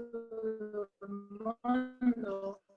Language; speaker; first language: Spanish; non-native, fluent; English